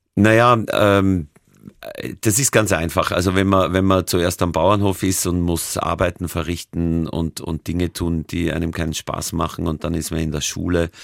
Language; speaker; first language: German; native; German